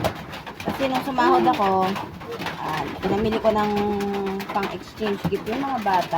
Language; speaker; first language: Filipino; native; Filipino